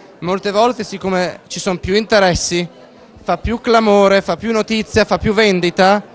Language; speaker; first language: Italian; native; Italian